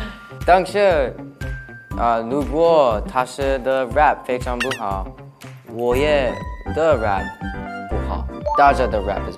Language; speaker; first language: Chinese; non-native, learner; English